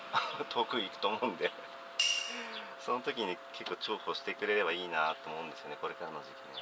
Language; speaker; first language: Japanese; native; Japanese